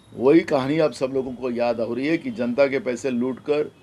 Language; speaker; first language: Hindi; non-native, local second language; Marathi